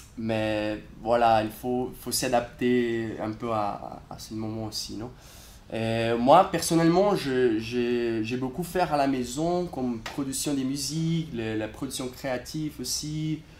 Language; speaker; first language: French; non-native, fluent; Portuguese